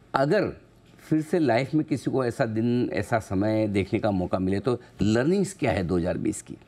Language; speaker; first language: Hindi; native; Hindi